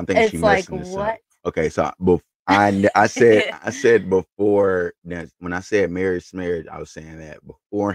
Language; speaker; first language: English; native; English